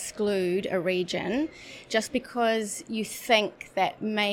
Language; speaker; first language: English; native; English